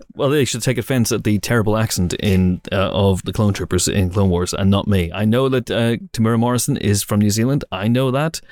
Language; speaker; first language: English; native; English